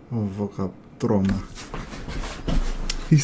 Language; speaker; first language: Swedish; non-native, learner; English